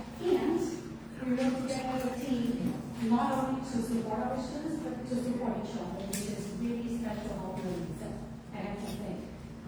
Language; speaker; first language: English; non-native, fluent; Portuguese